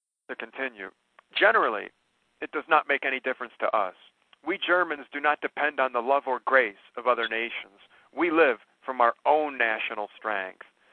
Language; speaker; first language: English; native; English